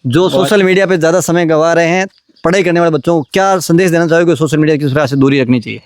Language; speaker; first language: Hindi; native; Hindi